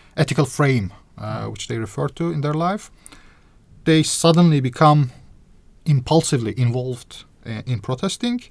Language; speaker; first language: English; non-native, fluent; Azerbaijani